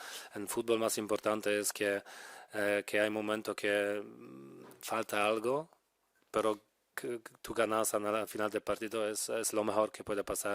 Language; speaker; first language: Spanish; non-native, fluent; Polish